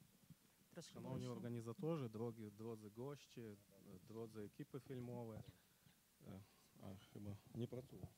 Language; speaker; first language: Polish; non-native, fluent; Ukrainian